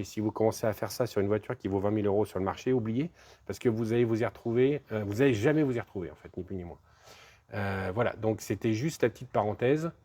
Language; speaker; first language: French; native; French